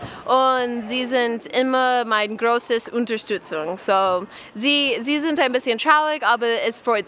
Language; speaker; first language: German; non-native, learner; English